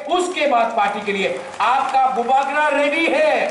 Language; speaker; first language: Hindi; non-native, local second language; Bangla